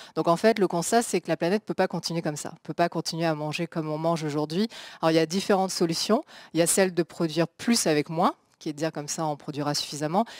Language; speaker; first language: French; native; French